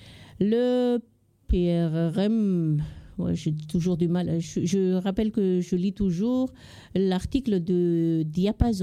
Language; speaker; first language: French; non-native, local second language; Malagasy